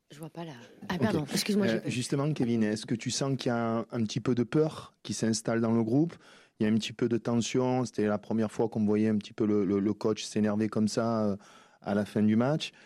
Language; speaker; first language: French; native; French